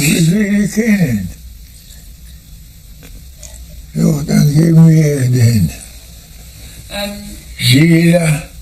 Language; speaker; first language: German; non-native, fluent; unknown